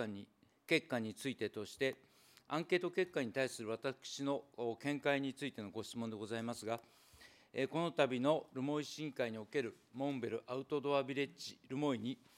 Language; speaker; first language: Japanese; native; Japanese